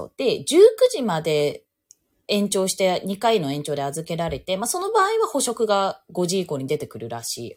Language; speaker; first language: Japanese; native; Japanese